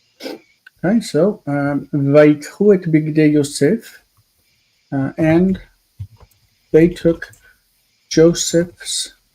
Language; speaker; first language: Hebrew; non-native, fluent; English